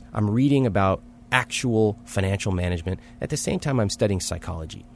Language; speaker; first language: English; early bilingual, other home language; Hindi